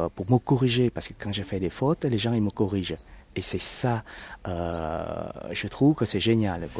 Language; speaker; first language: French; early bilingual, other home language; Vietnamese